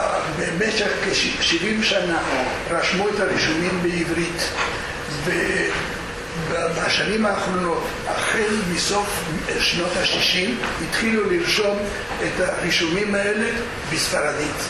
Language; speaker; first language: Hebrew; non-native, fluent; Spanish